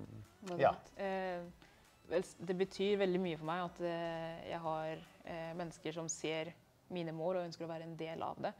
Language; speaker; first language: Norwegian; early bilingual, other home language; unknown